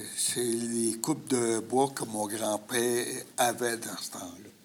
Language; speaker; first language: French; native; French